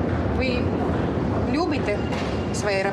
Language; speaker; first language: Russian; non-native, fluent; Finnish